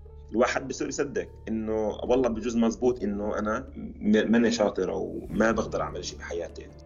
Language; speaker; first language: Arabic; early bilingual, heritage; Arabic